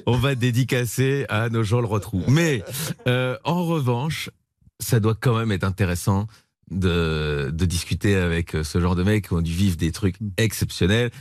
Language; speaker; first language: French; native; French